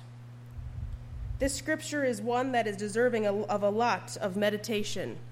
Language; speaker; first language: English; native; English